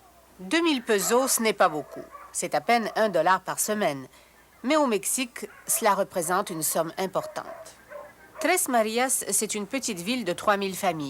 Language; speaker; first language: French; native; French